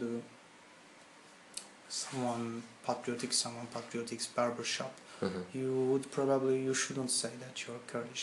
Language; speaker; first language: English; non-native, fluent; Turkish